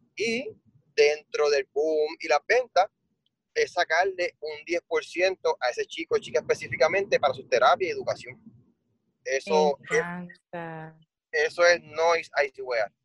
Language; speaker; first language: Spanish; native; Spanish